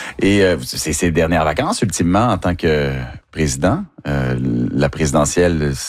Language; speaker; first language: French; native; French